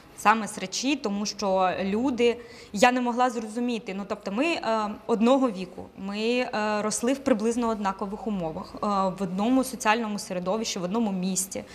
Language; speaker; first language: Ukrainian; non-native, local second language; Russian